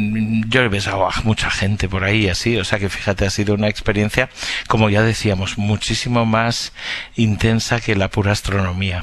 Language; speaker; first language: Spanish; native; Spanish